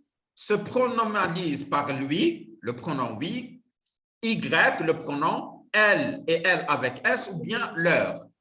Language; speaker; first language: French; non-native, local second language; Arabic